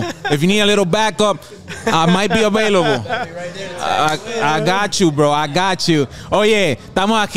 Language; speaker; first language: English; early bilingual, other home language; Spanish